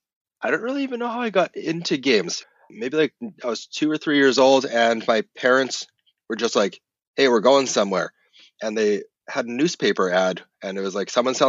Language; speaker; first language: English; native; English